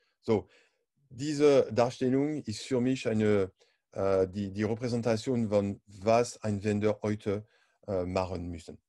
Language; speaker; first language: German; non-native, learner; French